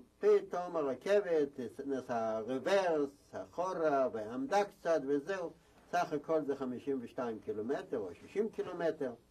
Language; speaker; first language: Hebrew; non-native, fluent; Yiddish